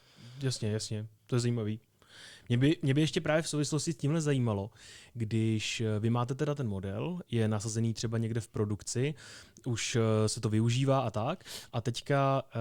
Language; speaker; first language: Czech; native; Czech